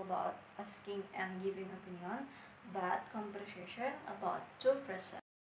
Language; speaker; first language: English; non-native, learner; Indonesian